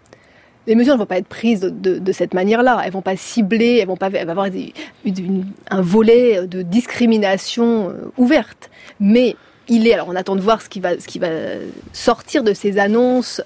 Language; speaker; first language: French; native; French